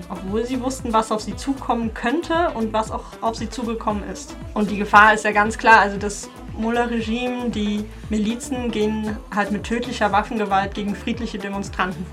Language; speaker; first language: German; native; German